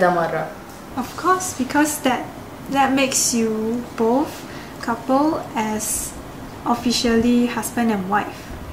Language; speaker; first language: English; non-native, local second language; Chinese